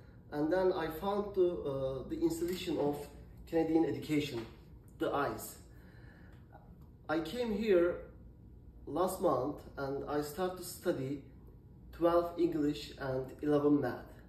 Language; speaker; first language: English; non-native, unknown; Turkish